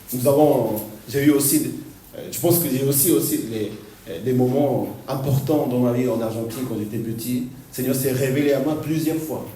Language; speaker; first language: French; non-native, fluent; Korean